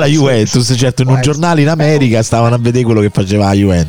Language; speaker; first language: Italian; native; Italian